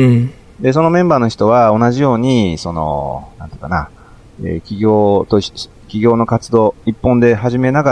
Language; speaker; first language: Japanese; native; Japanese